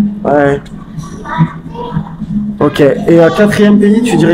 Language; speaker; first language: French; native; French